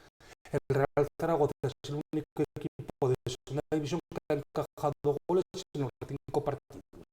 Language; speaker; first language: Spanish; native; Spanish